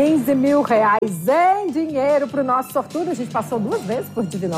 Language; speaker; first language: Portuguese; native; Portuguese